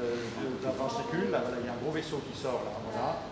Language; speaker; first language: French; native; French